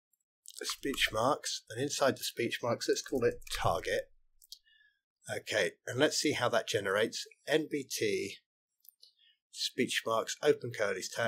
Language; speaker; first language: English; native; English